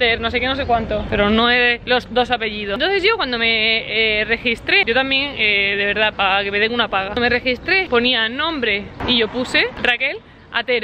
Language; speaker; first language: Spanish; native; Spanish